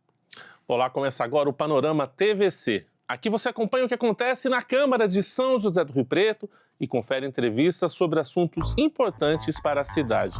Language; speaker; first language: Portuguese; native; Portuguese